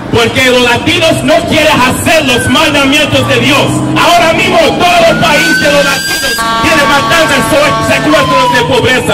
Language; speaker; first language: Spanish; non-native, learner; English